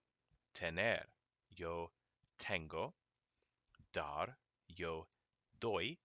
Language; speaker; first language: Spanish; non-native, fluent; English